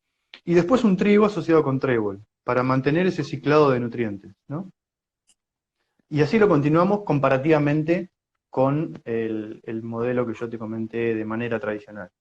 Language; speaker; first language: Spanish; native; Spanish